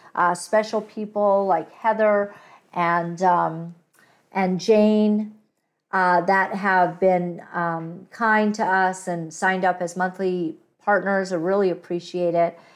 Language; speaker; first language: English; native; English